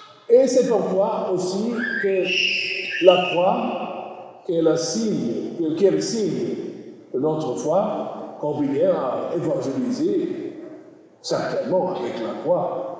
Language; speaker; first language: French; non-native, learner; German